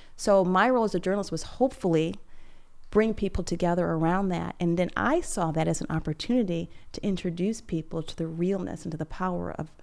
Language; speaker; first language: English; native; English